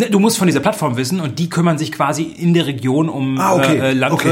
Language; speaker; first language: German; native; German